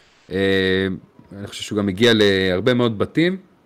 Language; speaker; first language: Hebrew; native; Hebrew